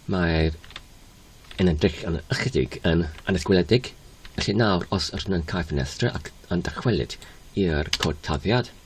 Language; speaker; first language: Welsh; non-native, learner; English